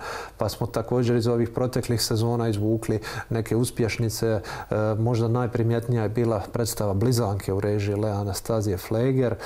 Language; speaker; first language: Croatian; native; Croatian